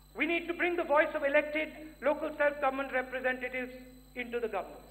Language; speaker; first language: English; non-native, local second language; Hindi